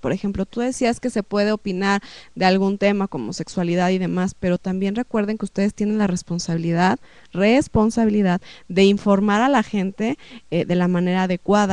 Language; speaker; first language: Spanish; native; Spanish